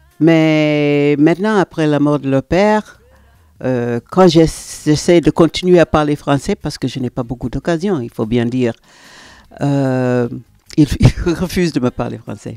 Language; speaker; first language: French; non-native, fluent; English